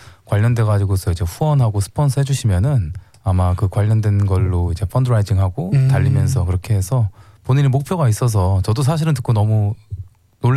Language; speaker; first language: Korean; native; Korean